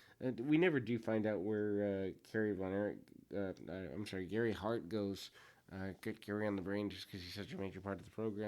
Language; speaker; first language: English; native; English